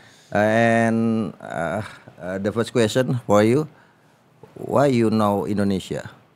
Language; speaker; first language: English; non-native, learner; Indonesian